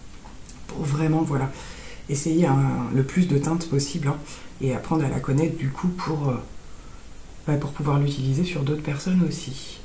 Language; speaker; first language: French; native; French